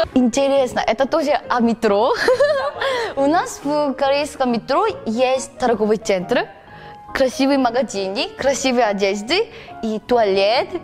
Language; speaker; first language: Russian; non-native, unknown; Korean